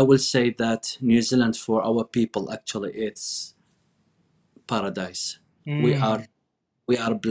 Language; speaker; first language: English; non-native, fluent; Arabic